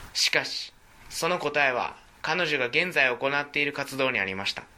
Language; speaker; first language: Japanese; native; Japanese